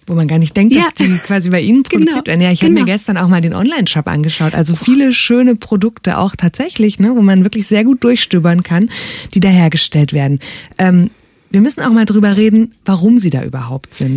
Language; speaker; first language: German; native; German